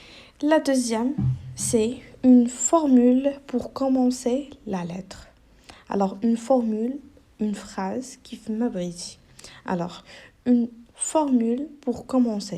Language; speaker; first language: French; non-native, local second language; Arabic